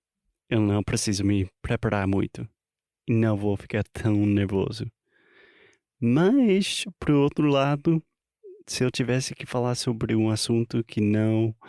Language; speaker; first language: Portuguese; non-native, fluent; English